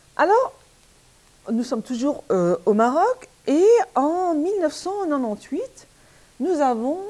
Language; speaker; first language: French; native; French